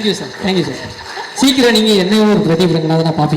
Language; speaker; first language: Tamil; native; Tamil